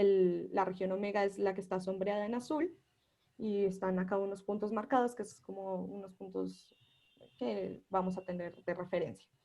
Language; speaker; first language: Spanish; native; Spanish